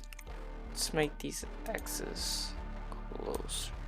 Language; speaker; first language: English; native; English